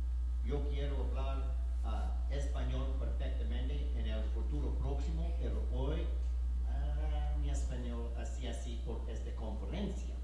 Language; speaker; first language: Spanish; non-native, learner; English